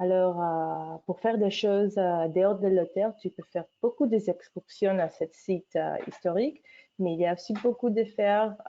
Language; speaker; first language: French; non-native, fluent; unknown